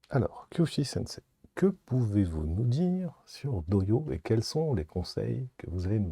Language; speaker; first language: French; native; French